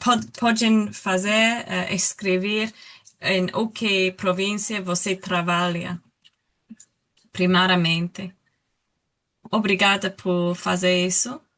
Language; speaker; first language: Portuguese; non-native, learner; English